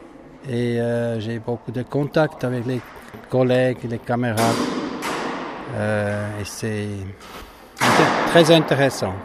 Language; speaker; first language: French; non-native, fluent; German